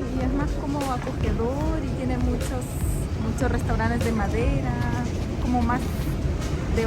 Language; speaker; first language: Spanish; non-native, fluent; Slovenian